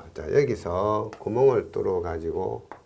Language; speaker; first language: Korean; native; Korean